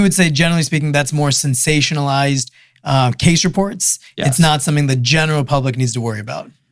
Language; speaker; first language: English; native; English